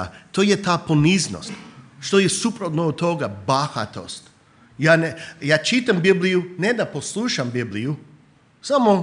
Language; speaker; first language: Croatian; non-native, fluent; English